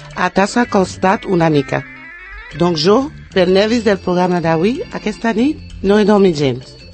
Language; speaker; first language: Catalan; non-native, learner; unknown